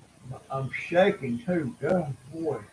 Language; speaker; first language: English; native; English